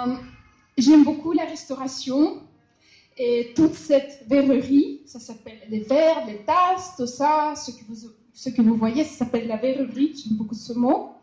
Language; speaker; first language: French; non-native, fluent; Russian